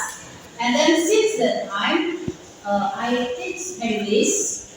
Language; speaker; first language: English; non-native, learner; Indonesian